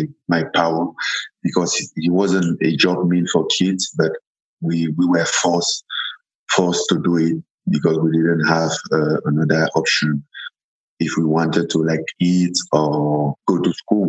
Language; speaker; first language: English; non-native, local second language; French